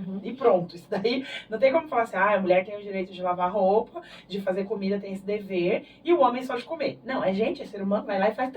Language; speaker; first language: Portuguese; native; Portuguese